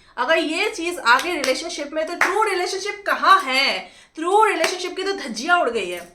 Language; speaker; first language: Hindi; non-native, local second language; Bangla